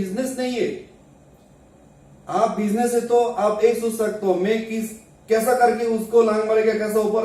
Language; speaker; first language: Hindi; non-native, learner; Bangla